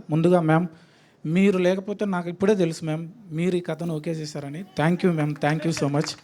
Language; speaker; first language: Telugu; native; Telugu